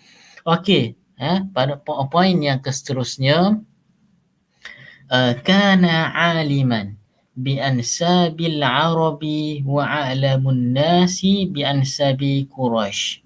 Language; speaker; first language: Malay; native; Malay